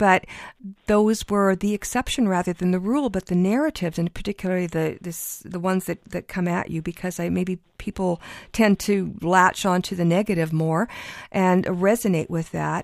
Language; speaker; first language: English; early bilingual, other home language; Ukrainian